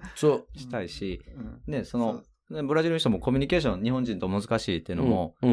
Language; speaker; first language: Japanese; native; Japanese